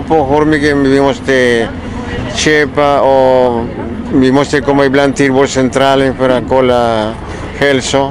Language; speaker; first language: Swedish; non-native, learner; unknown